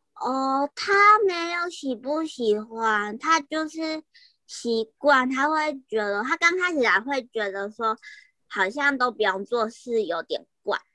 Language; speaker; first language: Chinese; native; Chinese